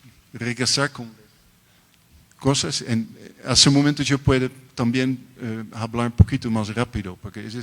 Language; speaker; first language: Spanish; non-native, learner; Dutch